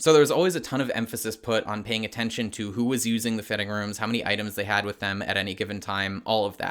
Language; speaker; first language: English; native; English